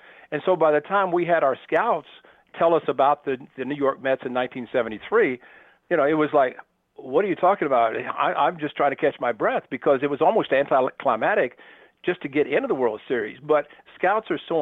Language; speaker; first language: English; native; English